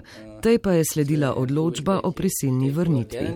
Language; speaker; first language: Slovenian; native; Slovenian